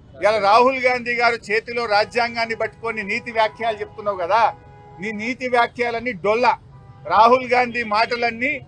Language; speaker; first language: Telugu; native; Telugu